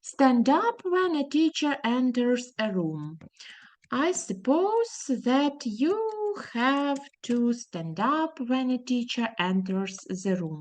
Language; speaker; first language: English; non-native, fluent; Ukrainian